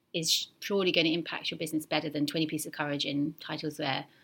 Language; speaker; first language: English; native; English